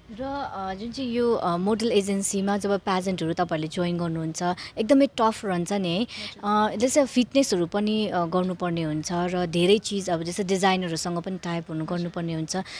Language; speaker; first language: Nepali; native; Nepali